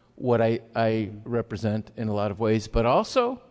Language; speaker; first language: English; early bilingual, other home language; Spanish